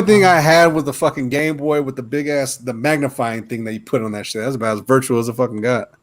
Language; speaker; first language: English; native; English